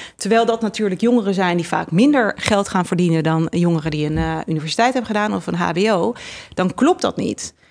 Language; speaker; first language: Dutch; native; Dutch